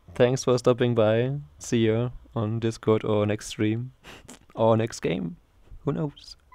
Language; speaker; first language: English; non-native, fluent; German